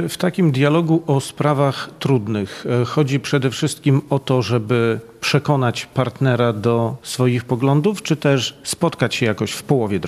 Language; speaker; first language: Polish; native; Polish